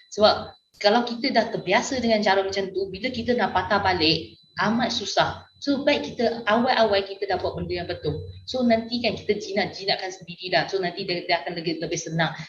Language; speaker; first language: Malay; non-native, local second language; Min Nan Chinese